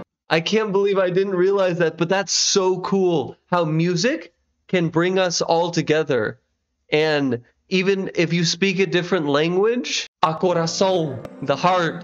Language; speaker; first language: English; native; English